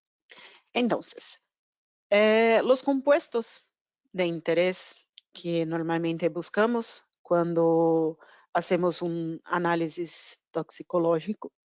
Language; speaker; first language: Spanish; non-native, fluent; Portuguese